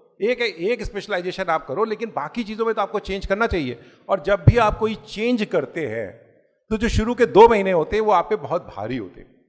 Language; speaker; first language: Hindi; native; Hindi